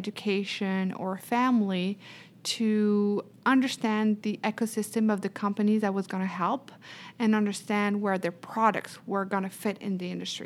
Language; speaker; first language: English; non-native, fluent; French